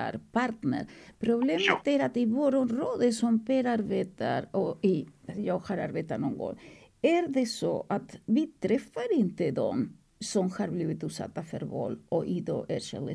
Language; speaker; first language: Swedish; non-native, fluent; Spanish